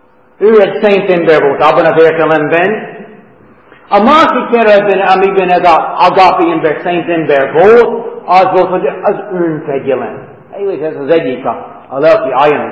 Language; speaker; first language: Hungarian; non-native, fluent; English